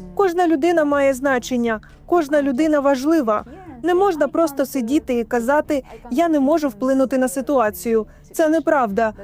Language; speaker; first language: Ukrainian; native; Ukrainian